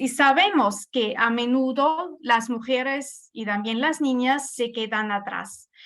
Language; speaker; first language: Spanish; non-native, fluent; German